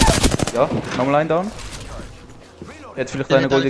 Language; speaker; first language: German; native; German